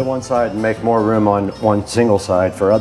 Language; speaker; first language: English; native; English